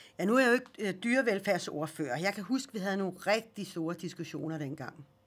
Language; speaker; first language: Danish; early bilingual, other home language; Swedish